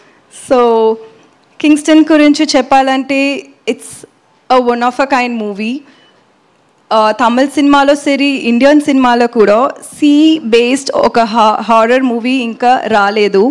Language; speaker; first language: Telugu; non-native, learner; Tamil